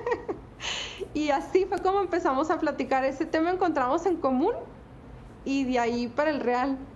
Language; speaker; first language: Spanish; native; Spanish